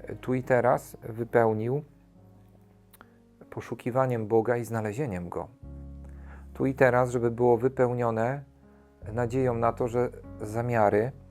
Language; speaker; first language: Polish; native; Polish